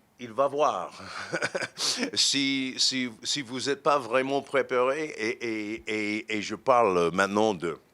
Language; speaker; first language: French; non-native, fluent; English